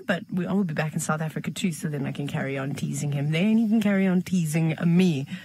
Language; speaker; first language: English; native; English